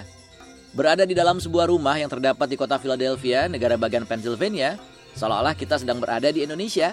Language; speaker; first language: Indonesian; native; Indonesian